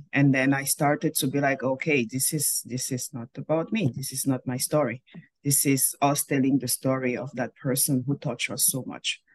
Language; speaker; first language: English; non-native, local second language; French